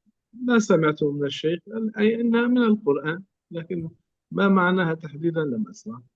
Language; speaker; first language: Arabic; native; Arabic